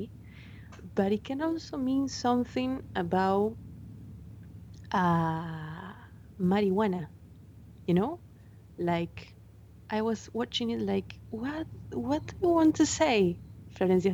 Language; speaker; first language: English; non-native, fluent; Spanish